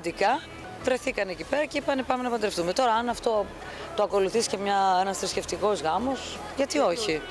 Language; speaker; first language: Greek; native; Greek